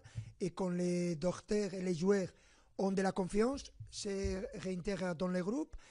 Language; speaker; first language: French; non-native, fluent; Spanish